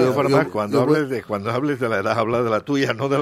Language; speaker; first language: Spanish; native; Spanish